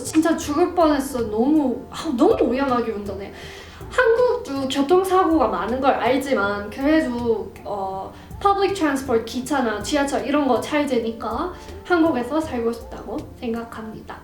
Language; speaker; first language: Korean; non-native, fluent; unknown